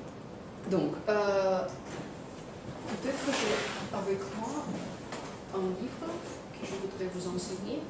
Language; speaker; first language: French; non-native, fluent; Russian